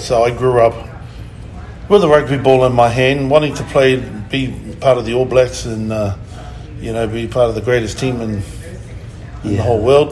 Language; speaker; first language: English; native; English